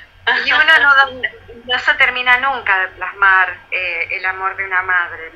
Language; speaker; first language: Spanish; native; Spanish